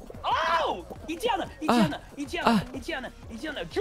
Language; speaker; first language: Russian; non-native, learner; English